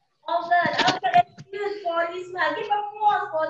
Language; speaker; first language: English; non-native, learner; Indonesian